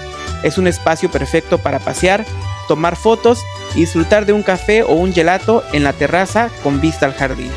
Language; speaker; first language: Spanish; native; Spanish